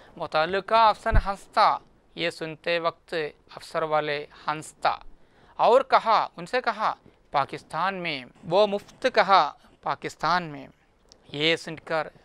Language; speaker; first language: Hindi; non-native, local second language; Malayalam